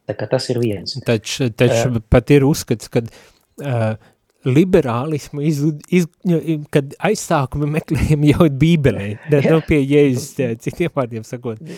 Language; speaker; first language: Latvian; native; Latvian